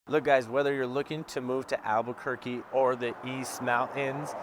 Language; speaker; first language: English; native; English